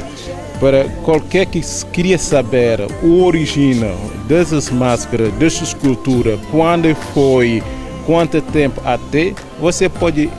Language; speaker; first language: Portuguese; non-native, learner; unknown